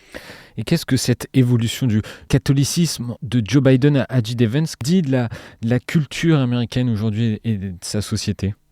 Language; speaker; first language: French; native; French